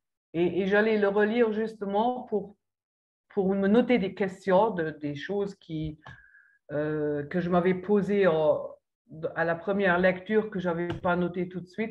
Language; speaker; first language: French; non-native, local second language; Luxembourgish